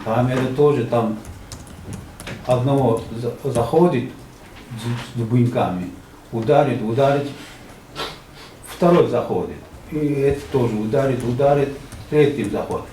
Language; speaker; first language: Russian; non-native, learner; Uzbek